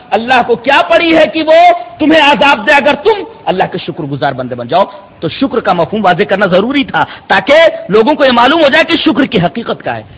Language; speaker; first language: Urdu; native; Urdu